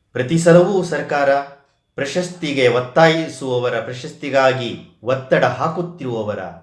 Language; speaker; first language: Kannada; native; Kannada